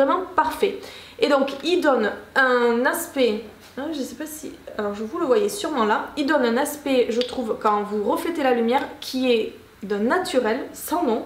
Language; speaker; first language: French; native; French